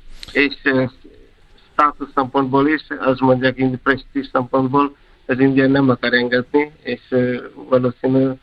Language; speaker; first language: Hungarian; non-native, fluent; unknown